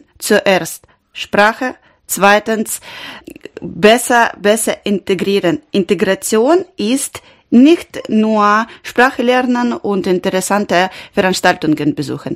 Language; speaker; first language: German; non-native, learner; Ukrainian